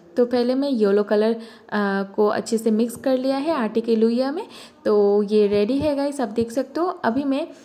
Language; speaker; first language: Hindi; non-native, local second language; Bangla